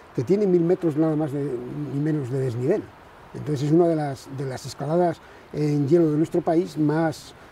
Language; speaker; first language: Spanish; native; Spanish